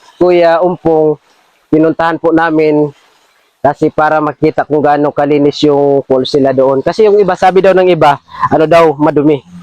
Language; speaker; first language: Filipino; non-native, local second language; Cebuano